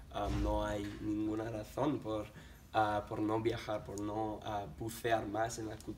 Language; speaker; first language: Spanish; non-native, learner; English